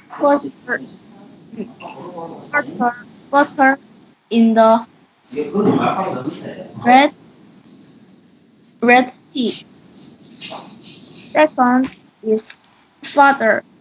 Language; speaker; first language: English; non-native, learner; Korean